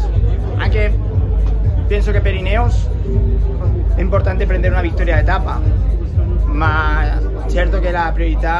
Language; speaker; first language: Italian; non-native, learner; Spanish